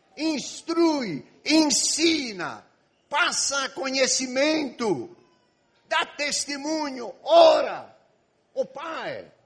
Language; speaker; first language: Portuguese; non-native, fluent; Greek